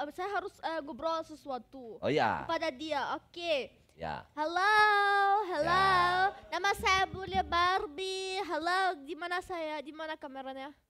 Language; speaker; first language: Indonesian; non-native, fluent; German